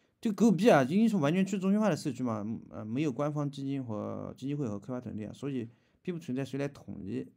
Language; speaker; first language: Chinese; native; Chinese